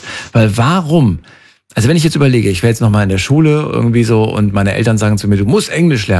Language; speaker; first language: German; native; German